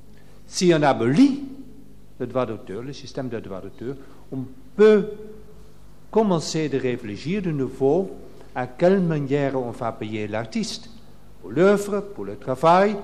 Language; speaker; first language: French; non-native, fluent; Dutch